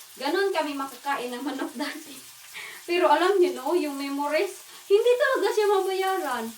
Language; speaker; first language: Filipino; non-native, local second language; Cebuano